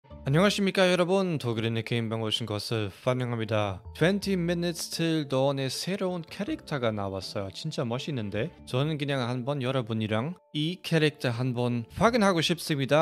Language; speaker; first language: Korean; non-native, fluent; German